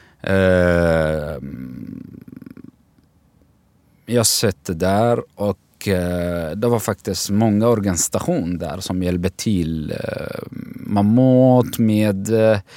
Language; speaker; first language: Swedish; non-native, fluent; Arabic